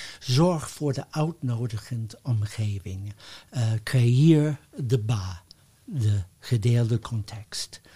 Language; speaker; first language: Dutch; non-native, fluent; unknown